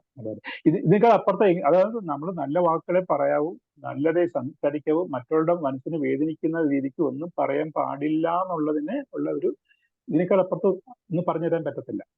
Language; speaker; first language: Malayalam; non-native, local second language; Tamil